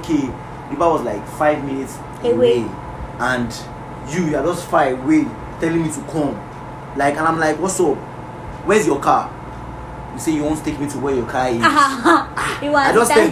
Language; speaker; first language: English; non-native, local second language; Yoruba